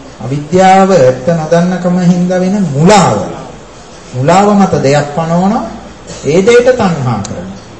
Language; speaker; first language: Sinhala; native; Sinhala